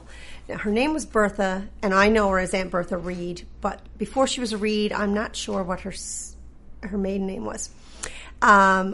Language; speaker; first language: English; native; English